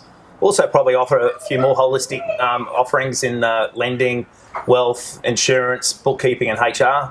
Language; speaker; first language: English; native; English